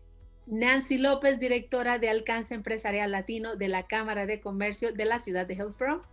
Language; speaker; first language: Spanish; native; Spanish